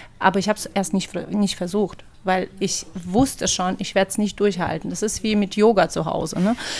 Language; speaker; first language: German; non-native, fluent; Ukrainian